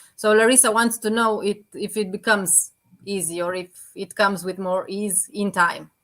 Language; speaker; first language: English; non-native, fluent; Romanian